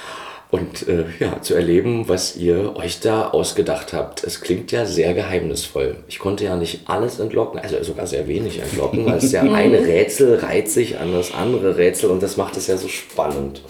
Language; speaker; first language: German; native; German